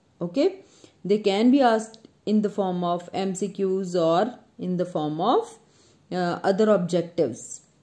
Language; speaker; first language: English; non-native, local second language; Punjabi